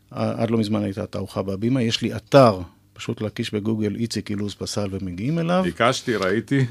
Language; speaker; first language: Hebrew; native; Hebrew